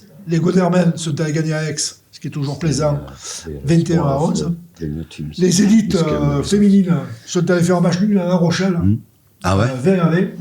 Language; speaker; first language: French; native; French